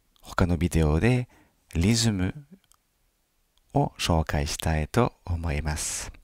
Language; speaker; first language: Japanese; non-native, fluent; French